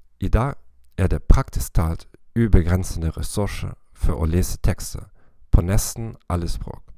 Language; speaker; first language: Norwegian; non-native, learner; German